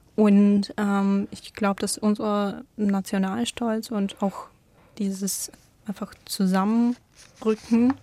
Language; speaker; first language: German; non-native, fluent; Ukrainian